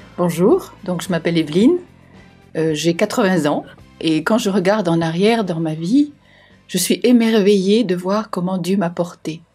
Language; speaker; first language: French; native; French